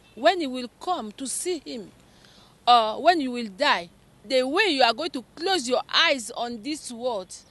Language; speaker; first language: English; non-native, fluent; Lingala